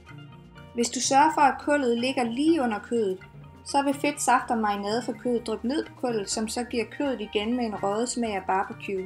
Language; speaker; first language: Danish; native; Danish